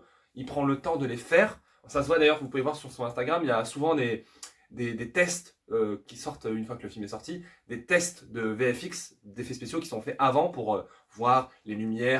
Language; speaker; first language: French; native; French